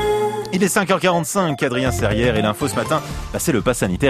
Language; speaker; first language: French; native; French